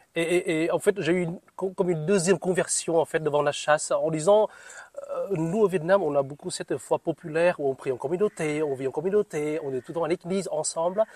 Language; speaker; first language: French; non-native, fluent; Vietnamese